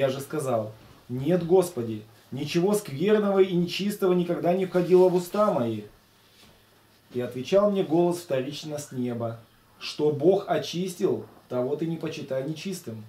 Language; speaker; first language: Russian; native; Russian